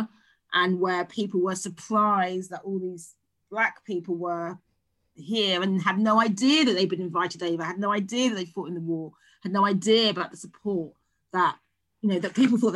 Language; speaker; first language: English; native; English